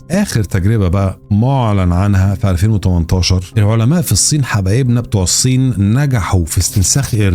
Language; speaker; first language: Arabic; native; Arabic